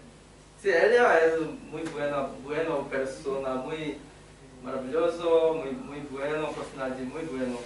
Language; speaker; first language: Spanish; non-native, learner; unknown